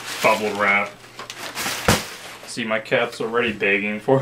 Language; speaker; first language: English; native; English